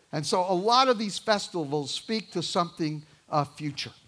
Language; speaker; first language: English; native; English